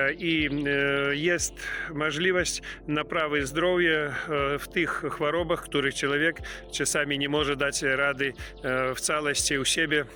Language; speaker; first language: Polish; non-native, learner; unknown